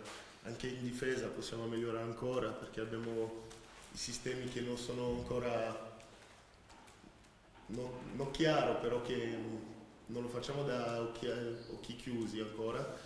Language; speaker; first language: Italian; non-native, fluent; French